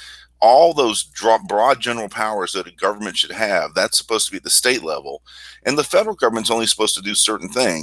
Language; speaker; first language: English; native; English